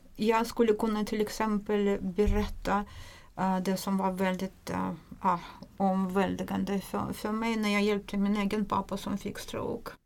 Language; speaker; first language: Swedish; non-native, fluent; Russian